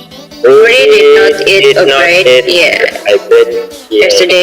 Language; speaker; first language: English; non-native, learner; Indonesian